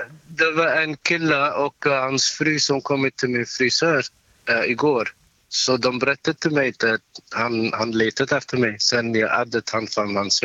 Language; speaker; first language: Swedish; non-native, learner; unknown